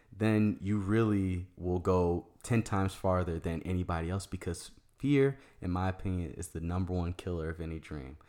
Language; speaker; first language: English; native; English